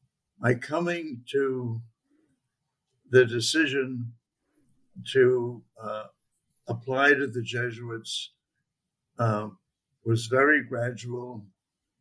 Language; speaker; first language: English; native; English